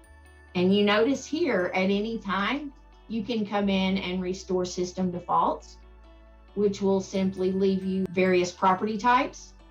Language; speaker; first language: English; native; English